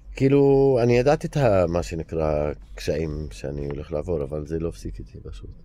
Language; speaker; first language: Hebrew; non-native, fluent; Arabic